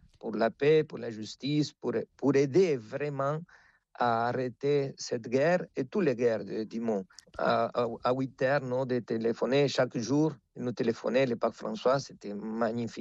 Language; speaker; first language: French; non-native, fluent; Spanish